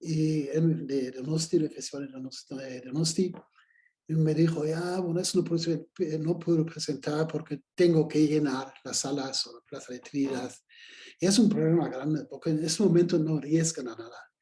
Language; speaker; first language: Spanish; non-native, fluent; German